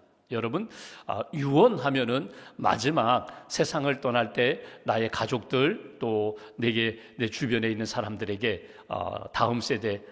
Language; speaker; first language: Korean; native; Korean